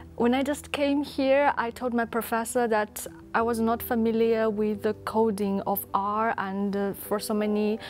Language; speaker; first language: English; non-native, fluent; Chinese